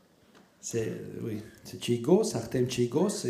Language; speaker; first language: French; non-native, fluent; Russian